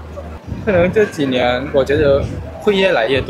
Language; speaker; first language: Chinese; non-native, fluent; Lao